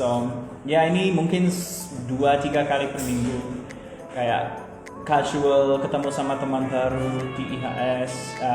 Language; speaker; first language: Indonesian; non-native, fluent; English